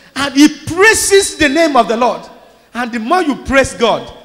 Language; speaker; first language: English; non-native, local second language; Yoruba